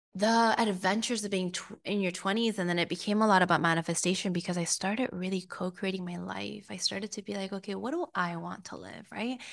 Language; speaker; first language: English; early bilingual, other home language; Spanish